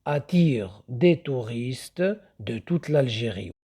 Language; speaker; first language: French; non-native, local second language; Arabic